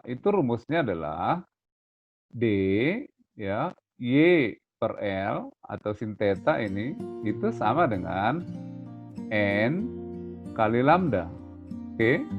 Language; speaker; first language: Indonesian; native; Indonesian